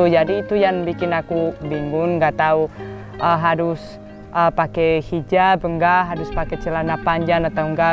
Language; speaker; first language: Indonesian; non-native, fluent; Basque